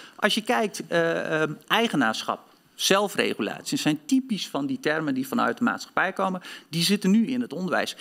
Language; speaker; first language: Dutch; native; Dutch